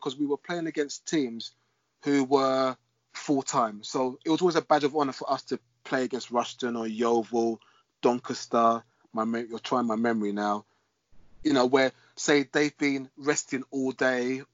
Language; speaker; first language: English; native; English